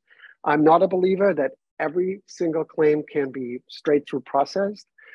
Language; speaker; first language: English; non-native, fluent; German